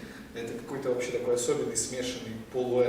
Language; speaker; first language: Russian; native; Russian